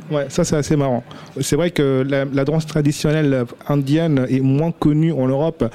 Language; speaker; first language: French; early bilingual, other home language; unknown